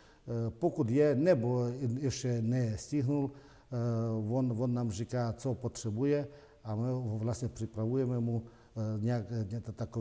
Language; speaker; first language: Czech; non-native, fluent; Ukrainian